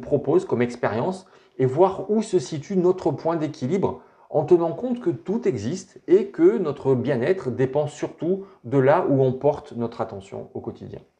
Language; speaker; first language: French; native; French